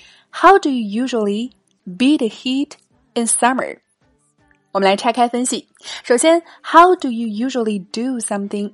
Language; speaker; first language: English; non-native, fluent; Chinese